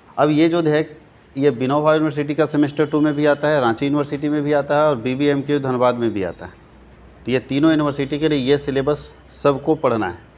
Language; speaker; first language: Hindi; native; Hindi